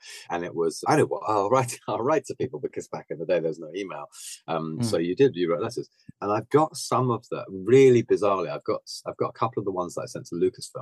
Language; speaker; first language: English; native; English